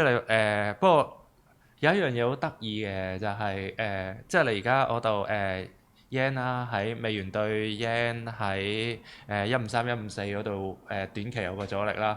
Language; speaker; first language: Cantonese; native; Cantonese